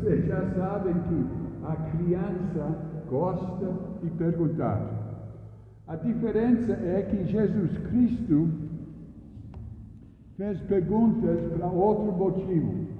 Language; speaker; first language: Portuguese; non-native, fluent; English